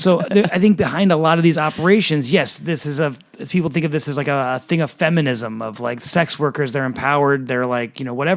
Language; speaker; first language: English; native; English